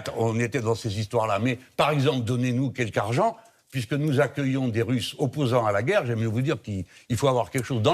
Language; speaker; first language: French; native; French